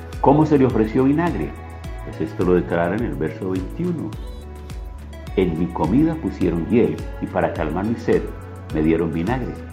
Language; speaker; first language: Spanish; native; Spanish